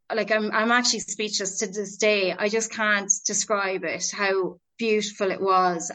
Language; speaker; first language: English; native; English